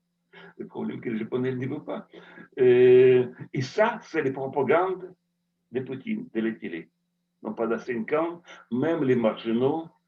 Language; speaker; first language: French; non-native, fluent; Russian